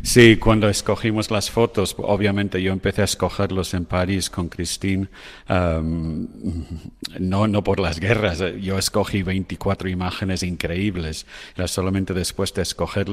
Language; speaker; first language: Spanish; non-native, fluent; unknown